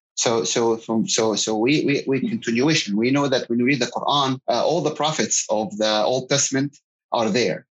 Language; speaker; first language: English; non-native, fluent; Arabic